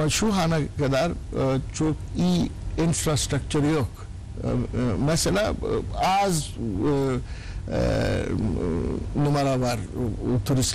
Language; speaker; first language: Turkish; non-native, learner; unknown